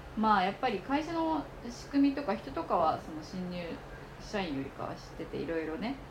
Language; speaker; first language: Japanese; native; Japanese